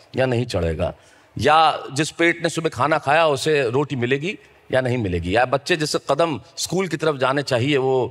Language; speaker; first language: Hindi; native; Hindi